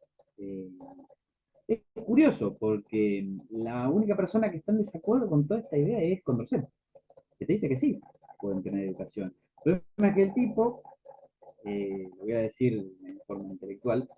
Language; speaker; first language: Spanish; native; Spanish